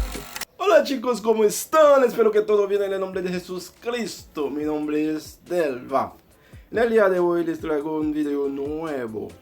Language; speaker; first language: Spanish; non-native, fluent; Haitian Creole